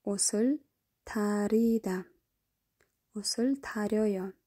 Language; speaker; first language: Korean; non-native, fluent; Kyrgyz